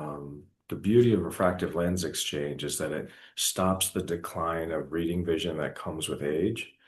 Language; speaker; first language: English; native; English